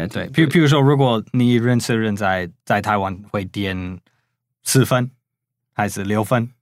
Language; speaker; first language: Chinese; non-native, fluent; English